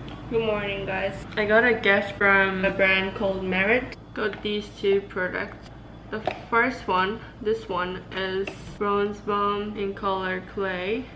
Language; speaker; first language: English; non-native, fluent; Japanese